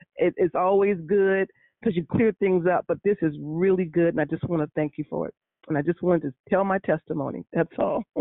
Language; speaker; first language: English; native; English